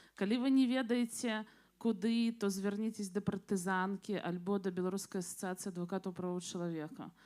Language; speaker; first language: Belarusian; non-native, local second language; Russian